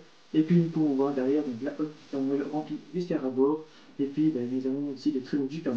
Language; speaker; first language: French; native; French